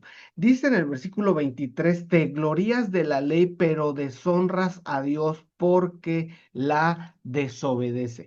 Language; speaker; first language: Spanish; native; Spanish